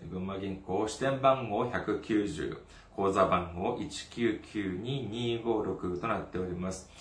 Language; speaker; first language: Japanese; non-native, fluent; Korean